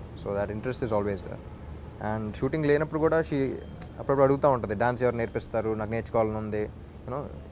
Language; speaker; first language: Telugu; native; Telugu